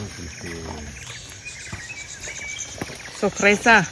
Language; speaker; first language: Spanish; non-native, learner; French